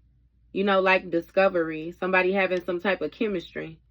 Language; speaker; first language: English; native; English